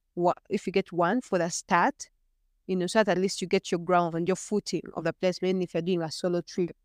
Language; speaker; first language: English; non-native, local second language; Ganda